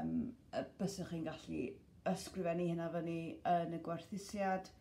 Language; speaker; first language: Welsh; non-native, local second language; English